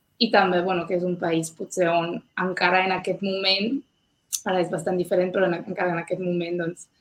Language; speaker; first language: Catalan; non-native, fluent; French